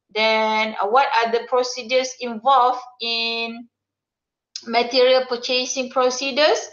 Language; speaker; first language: English; non-native, local second language; Malay